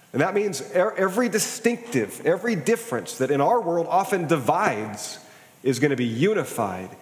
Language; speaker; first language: English; native; English